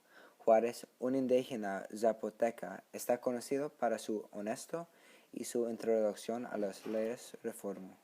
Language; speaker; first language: Spanish; non-native, learner; English